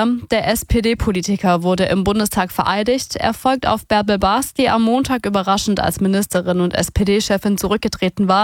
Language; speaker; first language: German; native; German